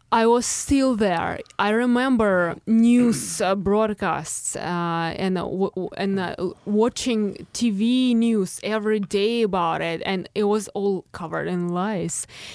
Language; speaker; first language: English; non-native, fluent; Russian